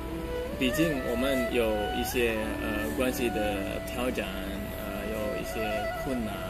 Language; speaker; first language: Chinese; non-native, fluent; Indonesian